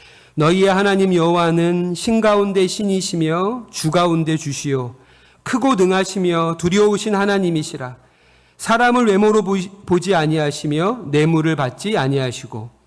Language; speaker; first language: Korean; native; Korean